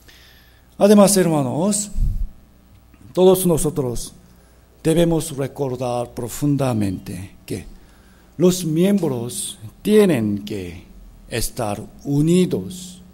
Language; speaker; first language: Spanish; non-native, fluent; Korean